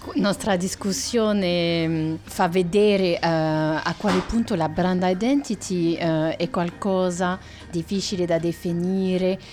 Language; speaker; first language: Italian; non-native, fluent; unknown